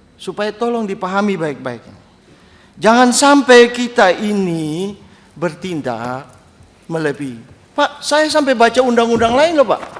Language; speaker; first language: Indonesian; native; Indonesian